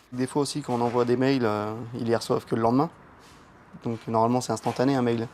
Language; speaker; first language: French; native; French